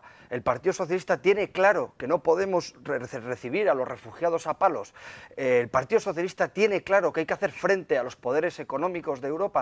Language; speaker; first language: Spanish; native; Spanish